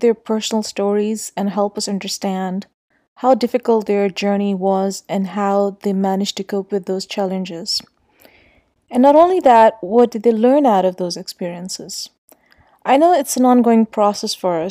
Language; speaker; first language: English; non-native, local second language; Urdu